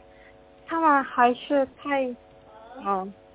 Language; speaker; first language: Chinese; non-native, learner; Korean